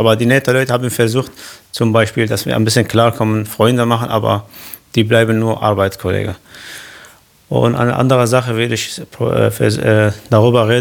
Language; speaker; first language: German; non-native, learner; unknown